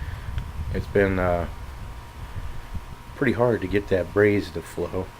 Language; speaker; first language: English; native; English